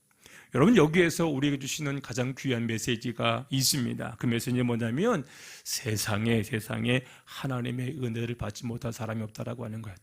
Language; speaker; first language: Korean; native; Korean